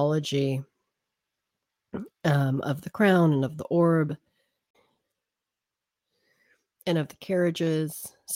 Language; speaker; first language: English; native; English